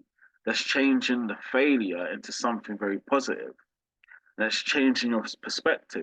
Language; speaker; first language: English; native; English